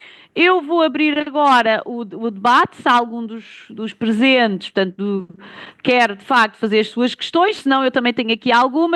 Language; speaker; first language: Portuguese; native; Portuguese